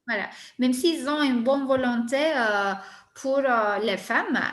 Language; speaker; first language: French; non-native, fluent; Turkish